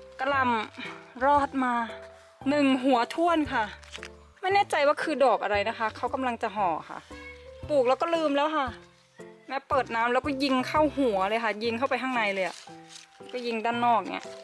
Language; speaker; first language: Thai; native; Thai